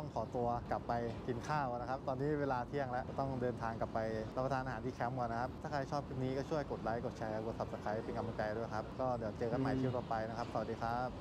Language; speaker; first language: Thai; native; Thai